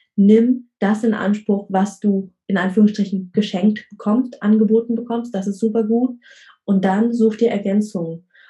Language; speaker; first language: German; early bilingual, other home language; Vietnamese